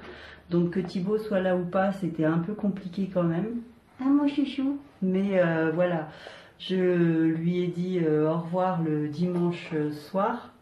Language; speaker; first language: French; native; French